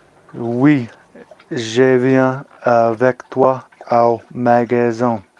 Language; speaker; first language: French; non-native, learner; English